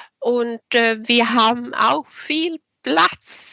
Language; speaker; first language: German; non-native, fluent; Swedish